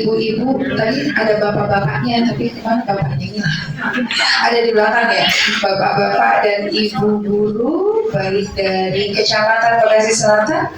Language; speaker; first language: Indonesian; native; Indonesian